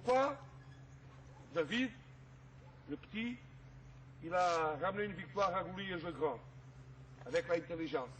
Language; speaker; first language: French; non-native, fluent; Portuguese